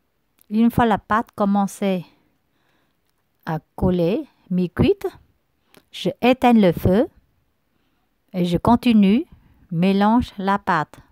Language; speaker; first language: French; non-native, learner; Vietnamese